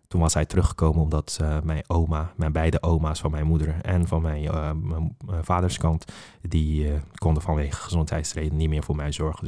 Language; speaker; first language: Dutch; non-native, fluent; Uyghur